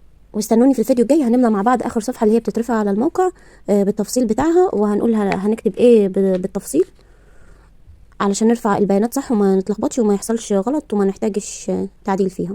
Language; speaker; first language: Arabic; native; Arabic